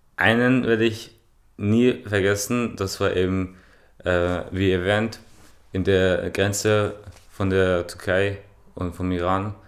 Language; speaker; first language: German; non-native, fluent; Persian